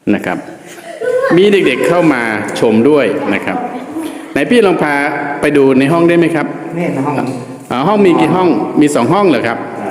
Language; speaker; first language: Thai; non-native, local second language; Khmer